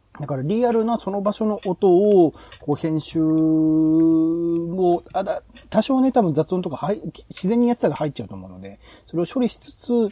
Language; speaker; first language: Japanese; native; Japanese